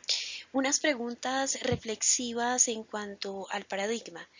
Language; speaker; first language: Spanish; native; Spanish